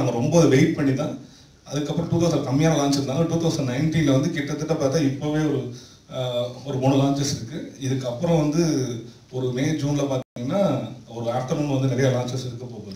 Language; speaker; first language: Tamil; native; Tamil